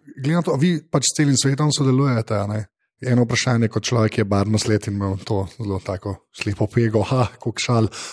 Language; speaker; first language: Slovenian; native; Slovenian